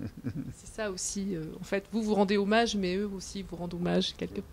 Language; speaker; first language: French; native; French